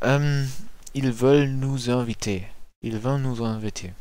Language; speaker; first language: French; non-native, learner; German